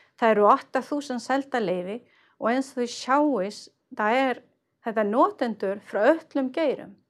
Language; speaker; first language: Icelandic; non-native, fluent; Swedish